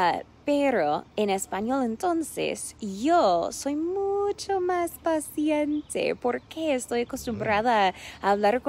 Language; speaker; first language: Spanish; non-native, fluent; English